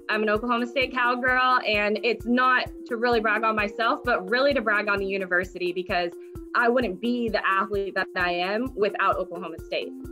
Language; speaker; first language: English; native; English